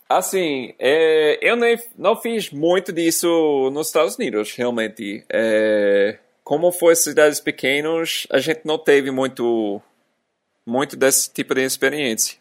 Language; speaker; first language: Portuguese; non-native, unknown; English